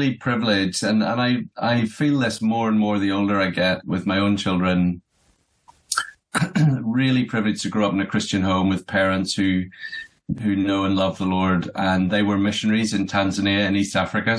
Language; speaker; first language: English; native; English